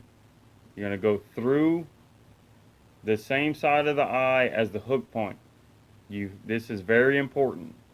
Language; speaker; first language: English; native; English